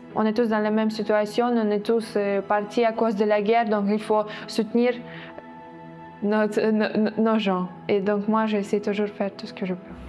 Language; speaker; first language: French; non-native, fluent; Ukrainian